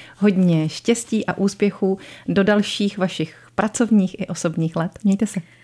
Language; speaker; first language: Czech; native; Czech